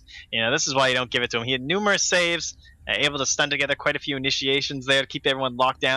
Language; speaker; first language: English; native; English